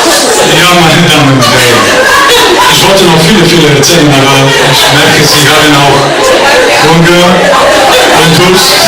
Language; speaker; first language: German; non-native, fluent; Bulgarian